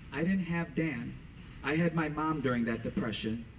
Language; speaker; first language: English; native; English